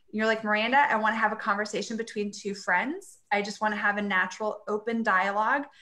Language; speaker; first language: English; native; English